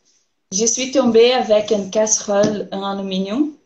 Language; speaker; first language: French; non-native, learner; Portuguese